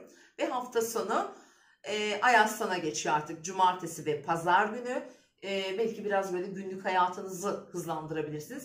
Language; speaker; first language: Turkish; native; Turkish